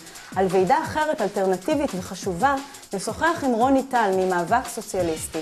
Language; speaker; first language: Hebrew; native; Hebrew